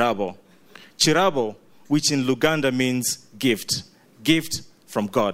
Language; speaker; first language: English; non-native, local second language; Ganda